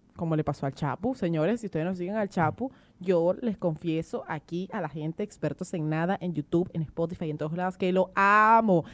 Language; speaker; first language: Spanish; native; Spanish